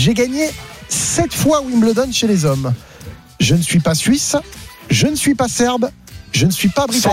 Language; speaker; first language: French; native; French